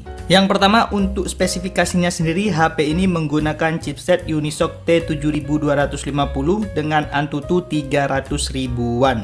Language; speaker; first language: Indonesian; native; Indonesian